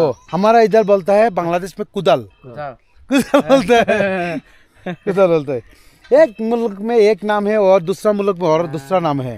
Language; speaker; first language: Hindi; non-native, learner; Bangla